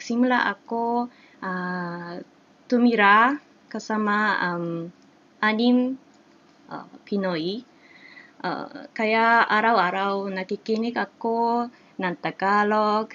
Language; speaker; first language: Japanese; native; Japanese